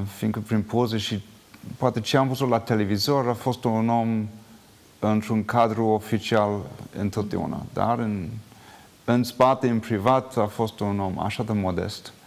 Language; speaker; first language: Romanian; non-native, fluent; English